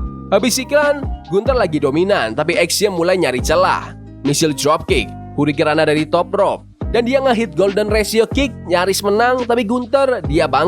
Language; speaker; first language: Indonesian; native; Indonesian